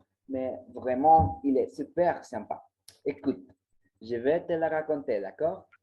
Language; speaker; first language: French; non-native, learner; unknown